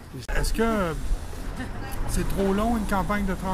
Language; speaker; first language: French; native; French